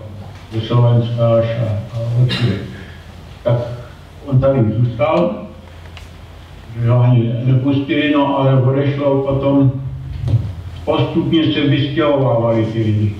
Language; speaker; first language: Czech; non-native, local second language; German